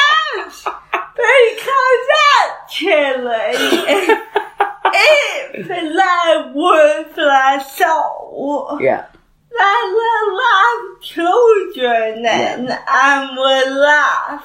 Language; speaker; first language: English; native; English